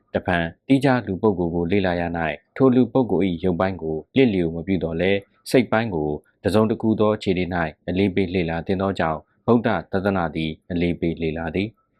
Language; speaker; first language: Burmese; native; Burmese